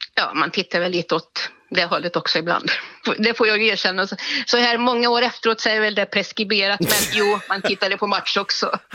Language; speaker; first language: Swedish; native; Swedish